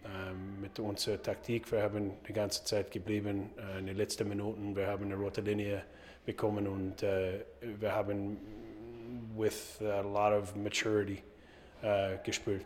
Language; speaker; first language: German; non-native, learner; English